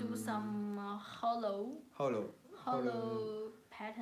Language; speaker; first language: English; non-native, learner; Chinese